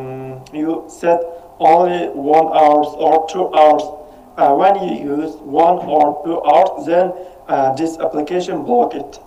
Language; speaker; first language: English; non-native, learner; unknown